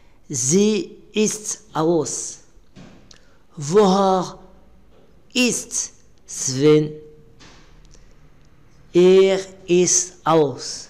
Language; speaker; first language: German; non-native, learner; Arabic